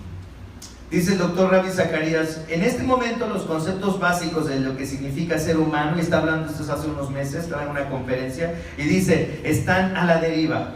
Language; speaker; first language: Spanish; native; Spanish